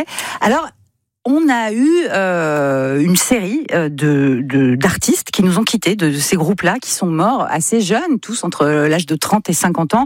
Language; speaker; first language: French; native; French